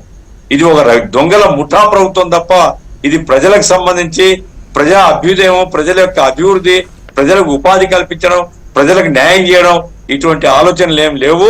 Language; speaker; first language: Telugu; native; Telugu